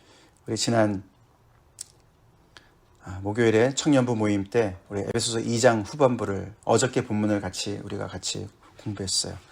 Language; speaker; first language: Korean; native; Korean